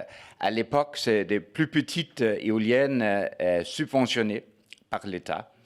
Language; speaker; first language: French; non-native, fluent; Danish